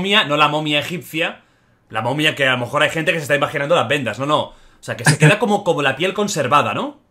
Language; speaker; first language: Spanish; native; Spanish